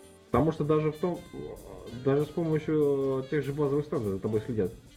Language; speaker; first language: Russian; native; Russian